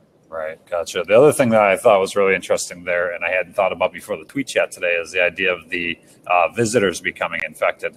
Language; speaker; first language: English; native; English